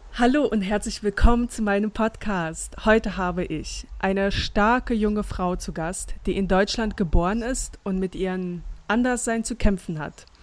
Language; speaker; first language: German; early bilingual, other home language; Russian